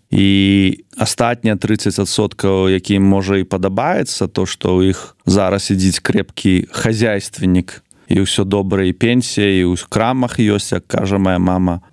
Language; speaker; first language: Belarusian; non-native, local second language; Russian